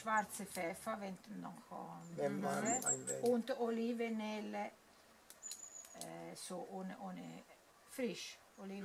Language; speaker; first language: German; non-native, learner; Italian